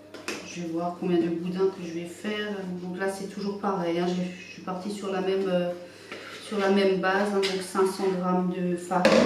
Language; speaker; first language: French; native; French